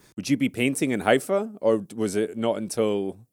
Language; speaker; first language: English; native; English